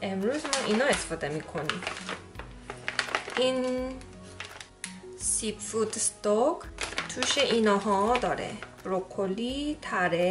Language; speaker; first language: Persian; non-native, learner; Korean